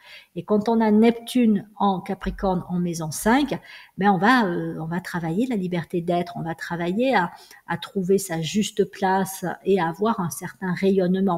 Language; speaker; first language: French; native; French